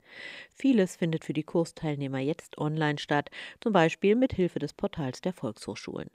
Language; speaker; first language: German; native; German